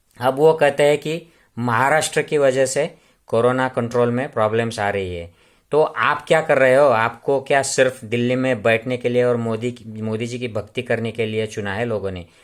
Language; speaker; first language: Hindi; non-native, local second language; Marathi